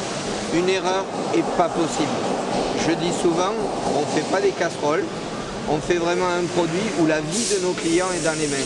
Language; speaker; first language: French; native; French